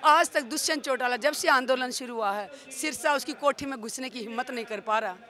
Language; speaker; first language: Hindi; native; Hindi